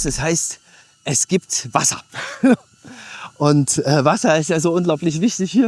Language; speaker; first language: German; native; German